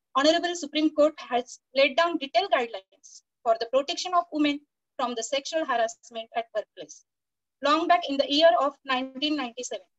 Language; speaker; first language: English; non-native, local second language; Marathi